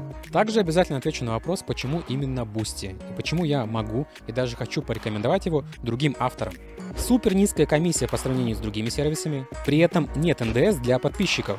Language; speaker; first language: Russian; native; Russian